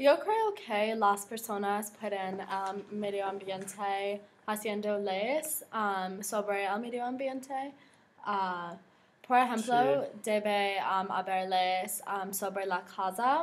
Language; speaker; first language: Spanish; non-native, learner; English